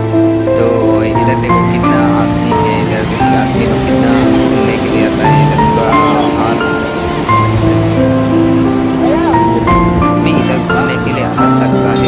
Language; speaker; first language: Hindi; non-native, local second language; Assamese